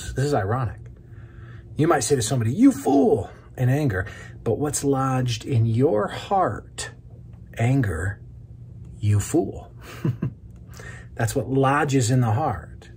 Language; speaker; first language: English; native; English